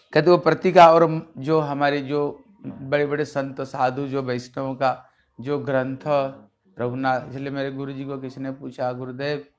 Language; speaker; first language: Hindi; non-native, local second language; Bangla